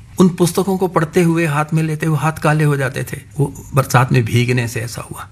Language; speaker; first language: Hindi; non-native, local second language; Punjabi